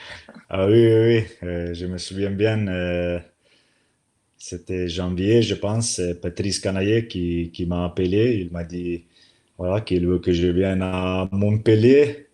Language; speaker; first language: French; non-native, learner; Slovenian